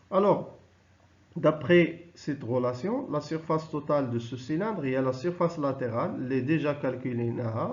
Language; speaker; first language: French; non-native, local second language; Arabic